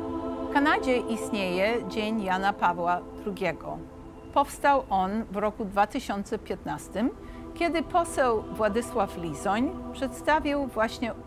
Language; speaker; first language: Polish; early bilingual, heritage; English